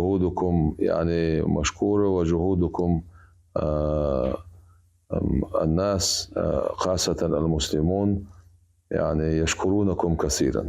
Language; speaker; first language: Arabic; non-native, fluent; Chechen